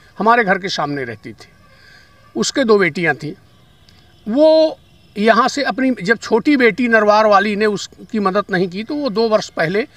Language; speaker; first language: Hindi; native; Hindi